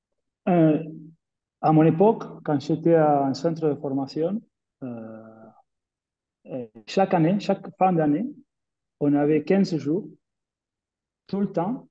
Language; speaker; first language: French; non-native, fluent; Spanish